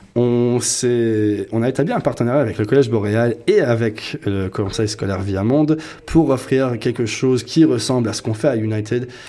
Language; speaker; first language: French; native; French